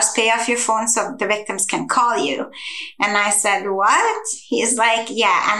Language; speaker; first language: English; non-native, fluent; Hungarian